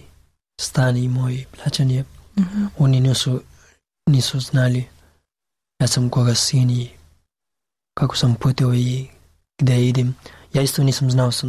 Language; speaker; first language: Serbian; non-native, learner; Pashto